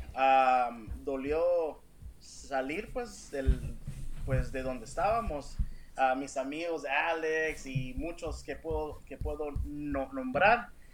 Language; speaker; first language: Spanish; early bilingual, heritage; Spanish